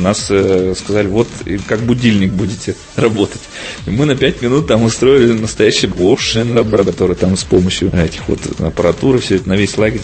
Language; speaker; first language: Russian; native; Russian